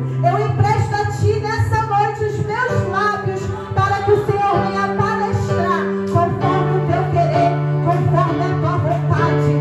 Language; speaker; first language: Portuguese; native; Portuguese